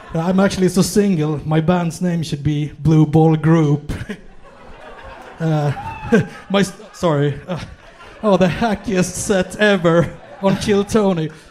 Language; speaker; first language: English; non-native, fluent; Swedish